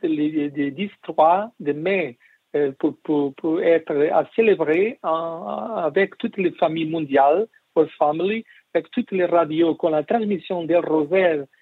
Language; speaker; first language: French; non-native, learner; Portuguese